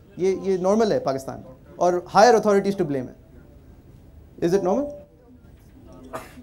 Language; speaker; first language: Urdu; native; Urdu